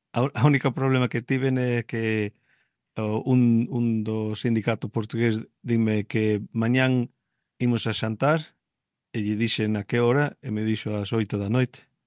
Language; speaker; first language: Galician; early bilingual, heritage; Galician